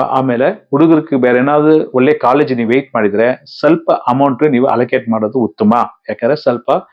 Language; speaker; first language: Kannada; non-native, local second language; Tamil